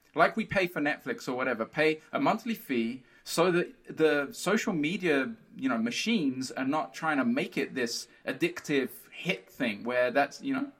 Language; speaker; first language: English; early bilingual, other home language; Portuguese